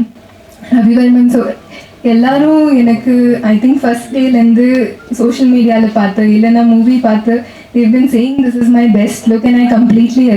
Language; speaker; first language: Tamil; non-native, learner; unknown